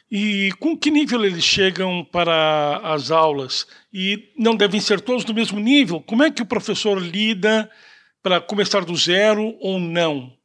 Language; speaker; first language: Portuguese; native; Portuguese